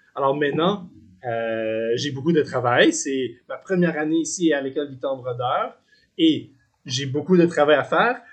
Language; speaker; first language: French; native; French